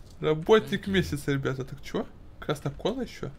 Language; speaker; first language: Russian; native; Russian